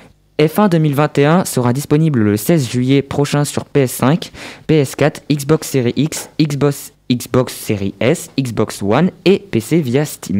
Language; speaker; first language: French; native; French